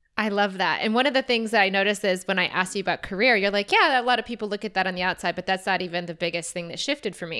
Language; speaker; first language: English; native; English